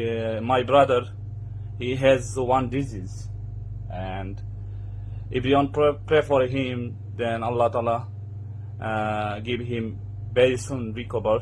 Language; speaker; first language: English; non-native, learner; Bangla